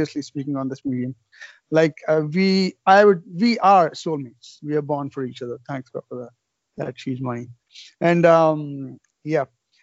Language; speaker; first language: English; non-native, local second language; Urdu